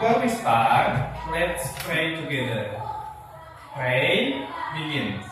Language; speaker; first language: English; non-native, learner; Indonesian